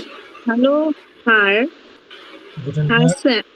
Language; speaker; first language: German; non-native, learner; Bangla